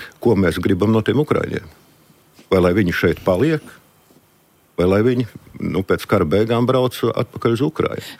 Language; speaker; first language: Latvian; non-native, local second language; Russian